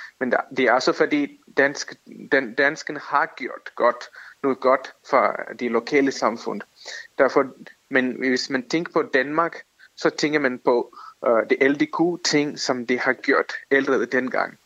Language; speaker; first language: Danish; non-native, fluent; Tamil